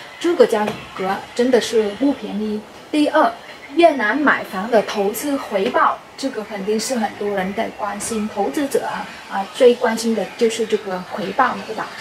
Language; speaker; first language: Chinese; non-native, fluent; Vietnamese